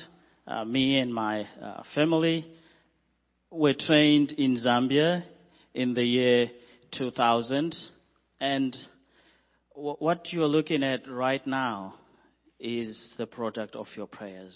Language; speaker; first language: English; non-native, local second language; Shona